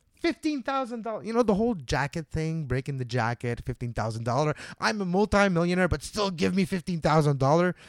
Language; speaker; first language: English; non-native, local second language; French